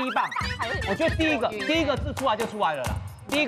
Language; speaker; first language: Chinese; native; Chinese